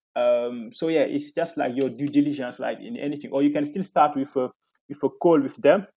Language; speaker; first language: English; non-native, fluent; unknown